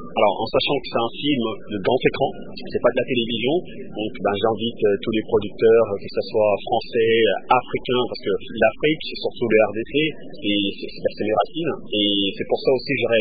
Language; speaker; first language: French; early bilingual, other home language; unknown